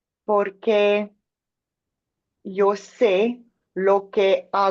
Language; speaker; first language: Spanish; non-native, learner; English